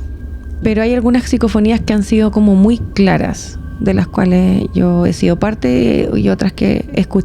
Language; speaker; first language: Spanish; native; Spanish